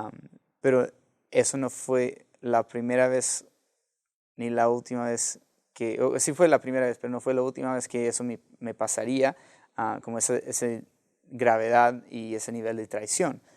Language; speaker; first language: Spanish; non-native, fluent; English